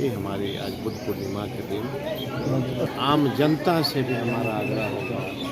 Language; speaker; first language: Hindi; native; Hindi